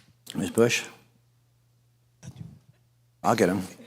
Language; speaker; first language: English; native; English